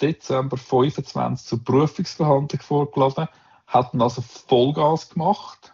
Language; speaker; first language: German; native; German